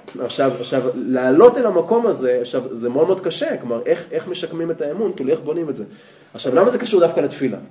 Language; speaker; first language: Hebrew; native; Hebrew